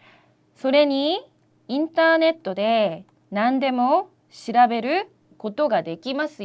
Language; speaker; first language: Japanese; non-native, fluent; Korean